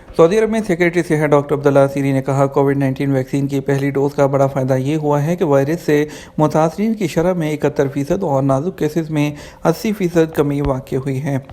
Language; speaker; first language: Urdu; native; Urdu